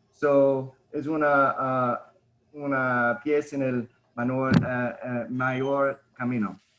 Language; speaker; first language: Spanish; early bilingual, heritage; Spanish